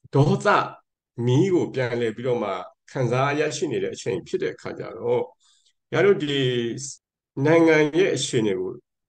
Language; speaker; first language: Burmese; non-native, local second language; Karen languages